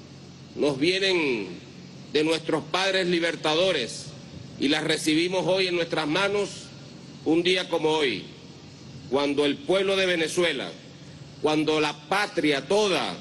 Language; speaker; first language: Spanish; native; Spanish